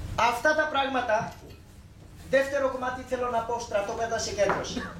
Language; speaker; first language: Greek; non-native, learner; Urdu